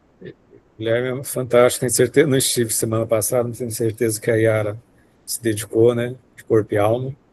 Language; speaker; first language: Portuguese; native; Portuguese